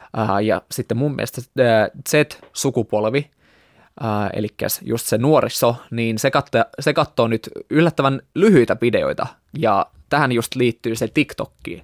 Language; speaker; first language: Finnish; non-native, fluent; Russian